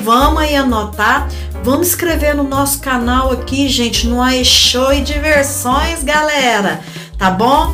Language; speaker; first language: Portuguese; native; Portuguese